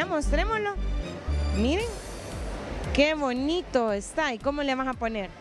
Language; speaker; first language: Spanish; native; Spanish